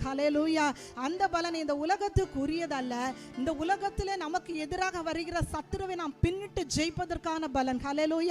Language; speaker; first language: Tamil; native; Tamil